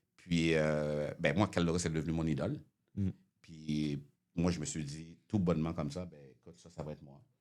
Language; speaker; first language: French; early bilingual, other home language; Haitian Creole